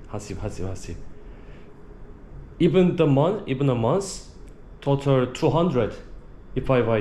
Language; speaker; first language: English; non-native, learner; Korean